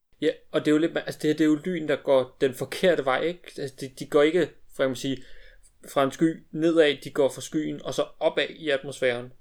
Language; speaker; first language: Danish; native; Danish